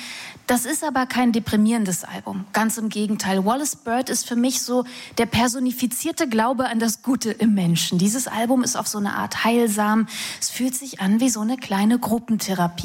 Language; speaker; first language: German; native; German